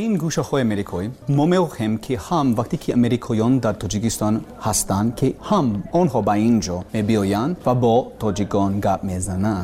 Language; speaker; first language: Persian; non-native, learner; English